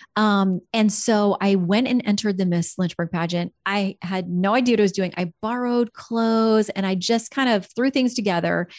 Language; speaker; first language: English; native; English